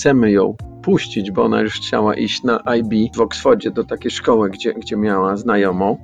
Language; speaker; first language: Polish; early bilingual, heritage; Polish